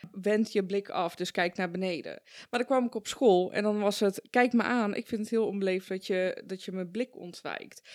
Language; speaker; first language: Dutch; early bilingual, other home language; Persian